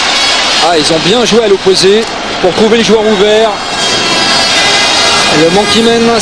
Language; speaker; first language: French; native; French